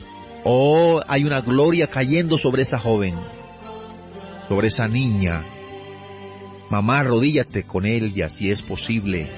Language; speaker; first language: Spanish; native; Spanish